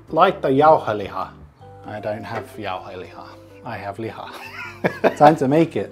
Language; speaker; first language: English; native; English